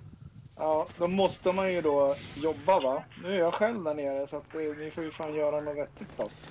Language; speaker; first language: Swedish; native; Swedish